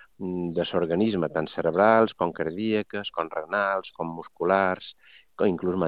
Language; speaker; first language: Catalan; native; Catalan